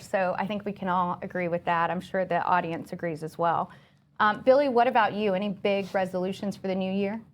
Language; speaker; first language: English; native; English